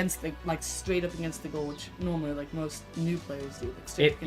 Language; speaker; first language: English; native; English